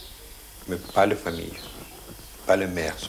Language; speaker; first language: French; non-native, fluent; Spanish